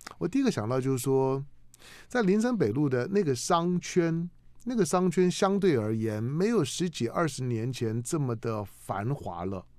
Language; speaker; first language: Chinese; native; Chinese